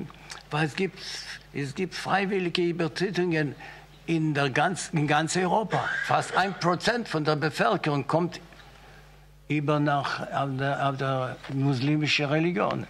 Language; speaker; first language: German; non-native, fluent; Yiddish